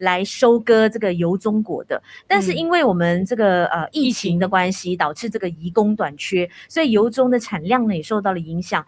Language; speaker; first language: Chinese; native; Chinese